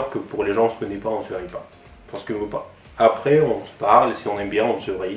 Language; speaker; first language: French; non-native, fluent; Russian